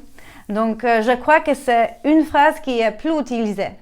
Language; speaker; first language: French; non-native, learner; Polish